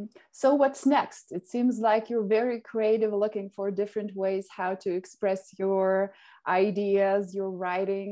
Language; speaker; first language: English; non-native, fluent; Lithuanian